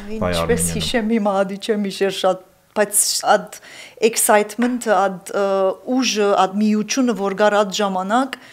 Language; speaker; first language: Armenian; early bilingual, heritage; Armenian